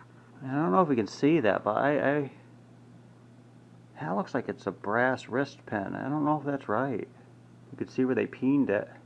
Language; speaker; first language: English; native; English